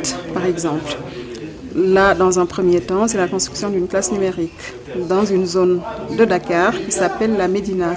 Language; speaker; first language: French; non-native, local second language; Wolof